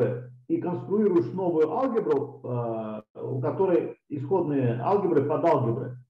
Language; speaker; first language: Russian; native; Russian